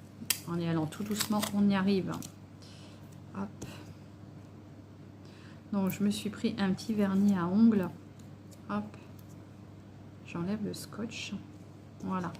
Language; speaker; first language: French; native; French